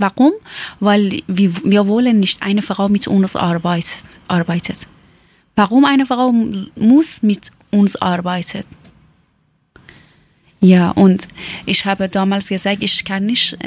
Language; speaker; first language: German; non-native, learner; Persian